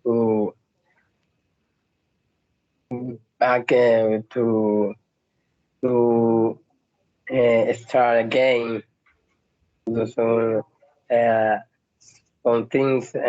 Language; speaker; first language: English; non-native, learner; Spanish